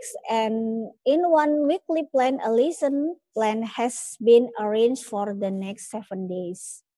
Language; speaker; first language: English; non-native, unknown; Indonesian